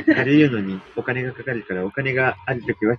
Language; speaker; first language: Japanese; native; Japanese